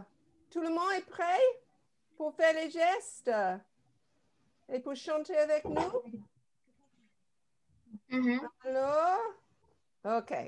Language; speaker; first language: French; non-native, fluent; English